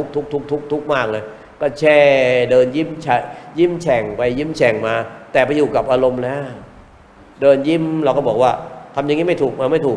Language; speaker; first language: Thai; native; Thai